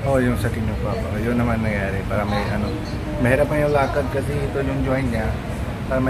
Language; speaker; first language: Filipino; non-native, learner; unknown